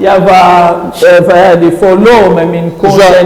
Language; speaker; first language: Danish; non-native, fluent; French